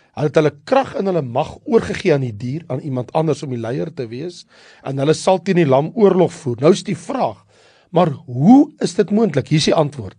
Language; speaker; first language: Afrikaans; native; Afrikaans